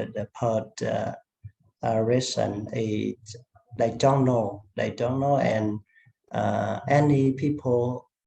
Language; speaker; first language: English; non-native, learner; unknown